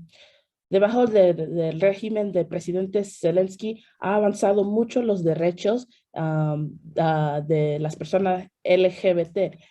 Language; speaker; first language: Spanish; early bilingual, heritage; Spanish